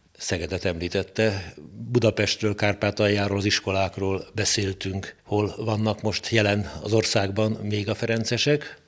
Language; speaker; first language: Hungarian; native; Hungarian